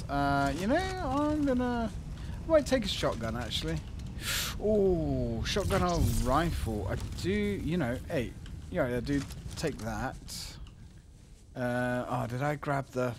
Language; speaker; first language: English; native; English